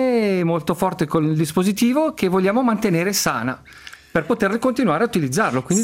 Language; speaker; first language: Italian; native; Italian